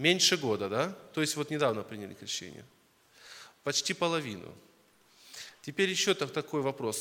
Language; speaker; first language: Russian; native; Russian